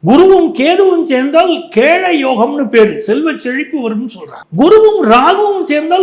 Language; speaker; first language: Tamil; native; Tamil